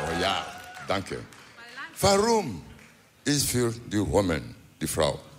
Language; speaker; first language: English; non-native, learner; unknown